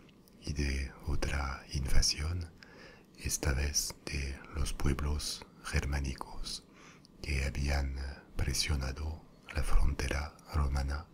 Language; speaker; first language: Spanish; non-native, fluent; French